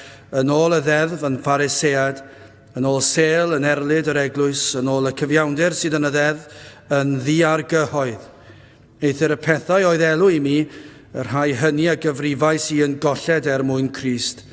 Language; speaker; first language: Welsh; native; Welsh